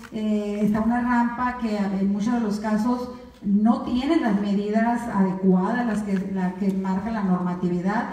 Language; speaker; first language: Spanish; native; Spanish